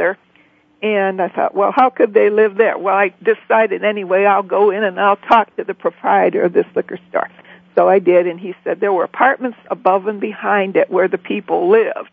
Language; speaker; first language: English; native; English